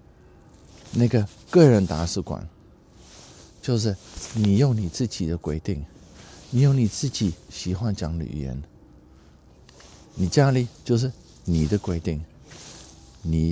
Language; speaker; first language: Chinese; non-native, fluent; Dutch